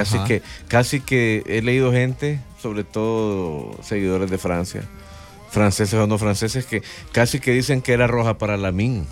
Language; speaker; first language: Spanish; native; Spanish